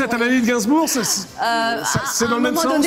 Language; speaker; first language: French; native; French